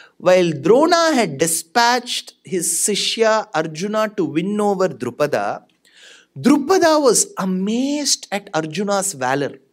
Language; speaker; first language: English; non-native, local second language; Tamil